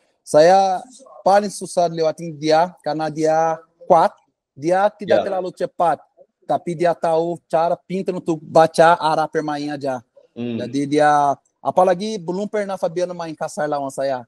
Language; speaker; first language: Indonesian; non-native, fluent; Portuguese